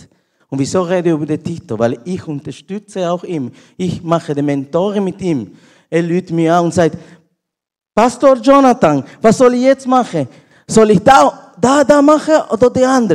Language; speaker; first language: German; non-native, learner; Spanish